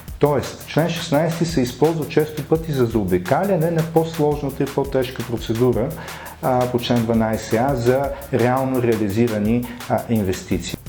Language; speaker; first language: Bulgarian; native; Bulgarian